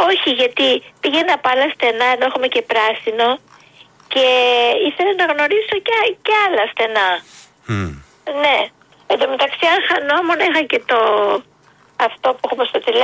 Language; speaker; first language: Greek; early bilingual, heritage; Greek